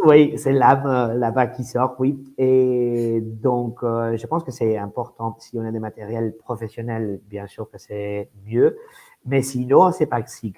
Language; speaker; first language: French; non-native, fluent; Spanish